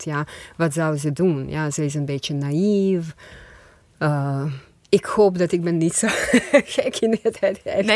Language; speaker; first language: Dutch; non-native, fluent; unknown